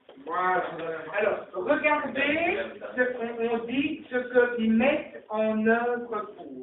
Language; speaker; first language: French; native; French